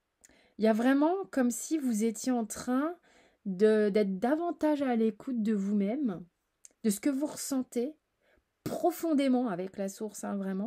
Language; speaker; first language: French; native; French